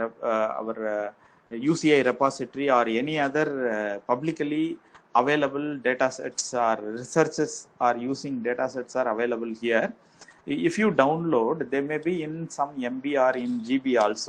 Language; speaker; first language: English; non-native, local second language; Tamil